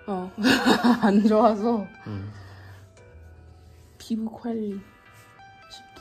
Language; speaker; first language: Korean; non-native, fluent; English